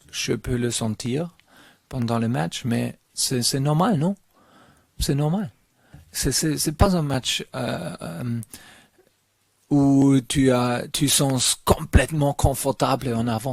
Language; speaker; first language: French; non-native, learner; German